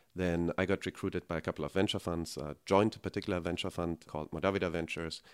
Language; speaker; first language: English; non-native, fluent; German